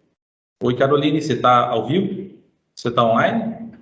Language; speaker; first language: Portuguese; native; Portuguese